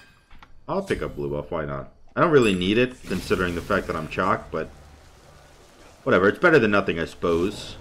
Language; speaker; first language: English; native; English